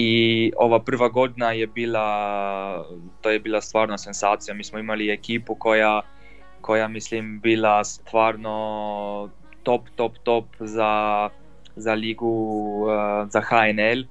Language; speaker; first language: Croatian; non-native, fluent; Polish